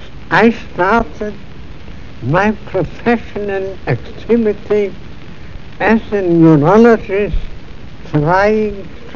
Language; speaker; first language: English; non-native, fluent; German